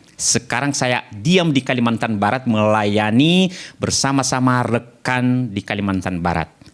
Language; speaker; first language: Indonesian; non-native, local second language; Nias